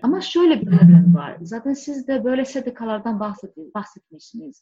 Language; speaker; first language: Turkish; non-native, fluent; Greek